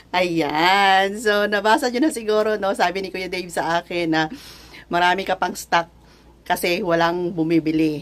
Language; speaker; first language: Filipino; non-native, local second language; Cebuano